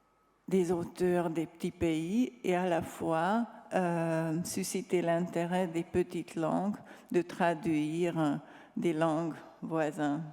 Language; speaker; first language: French; non-native, fluent; Hungarian